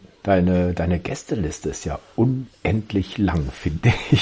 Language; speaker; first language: German; native; German